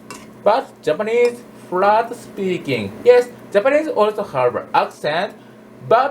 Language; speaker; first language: English; non-native, learner; Japanese